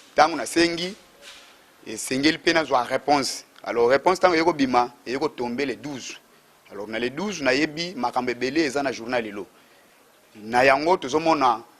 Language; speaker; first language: Lingala; non-native, local second language; Kongo